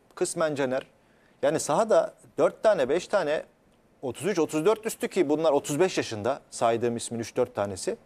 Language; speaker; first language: Turkish; native; Turkish